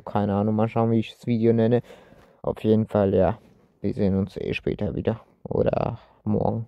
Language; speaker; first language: German; early bilingual, other home language; Turkish